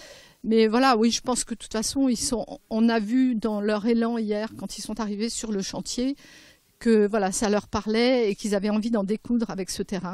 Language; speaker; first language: French; native; French